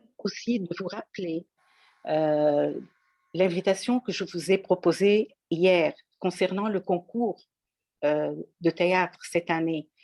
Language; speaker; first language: French; non-native, local second language; Arabic